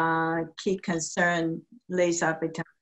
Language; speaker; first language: French; non-native, learner; English